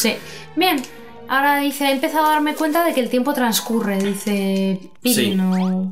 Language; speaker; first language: Spanish; native; Spanish